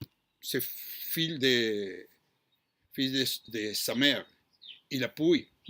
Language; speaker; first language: French; non-native, fluent; Hebrew